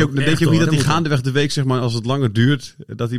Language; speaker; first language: Dutch; native; Dutch